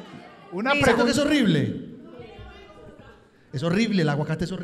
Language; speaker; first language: Spanish; native; Spanish